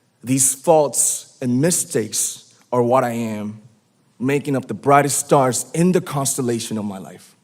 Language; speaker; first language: English; non-native, fluent; Korean